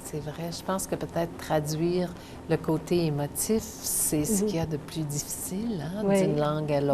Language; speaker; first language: French; native; French